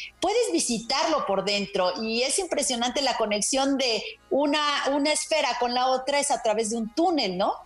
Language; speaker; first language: Spanish; native; Spanish